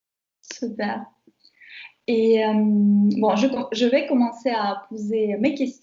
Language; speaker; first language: French; non-native, fluent; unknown